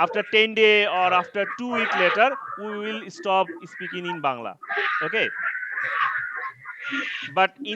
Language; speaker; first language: English; non-native, learner; Bangla